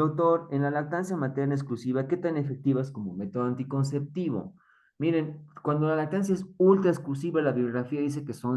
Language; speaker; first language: Spanish; native; Spanish